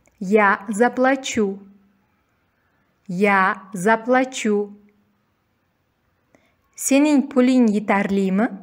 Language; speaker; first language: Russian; non-native, local second language; Uzbek